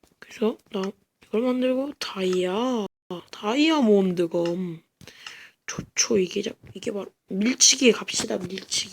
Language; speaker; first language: Korean; native; Korean